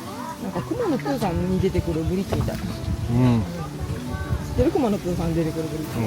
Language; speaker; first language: Japanese; native; Japanese